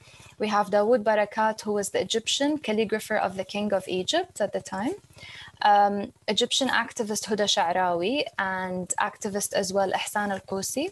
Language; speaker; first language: English; non-native, fluent; Arabic